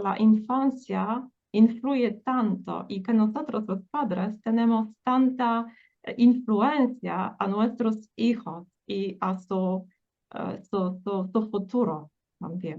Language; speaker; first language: Spanish; non-native, fluent; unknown